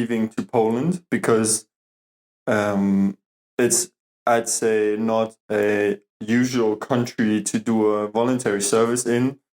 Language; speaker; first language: English; non-native, fluent; German